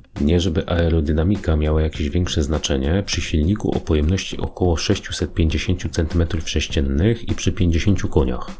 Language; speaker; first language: Polish; native; Polish